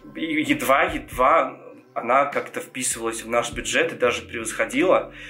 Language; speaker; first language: Russian; non-native, local second language; Georgian